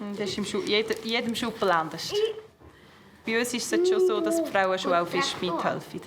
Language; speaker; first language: German; native; German